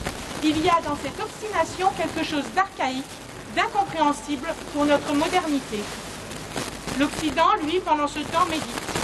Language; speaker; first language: French; native; French